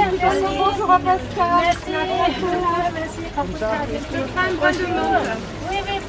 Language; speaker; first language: French; non-native, learner; Thai